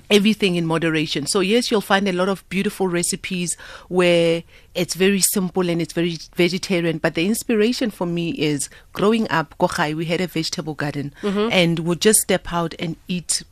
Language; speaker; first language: English; non-native, local second language; Southern Sotho